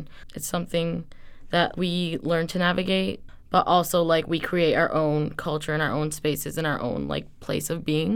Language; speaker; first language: English; native; English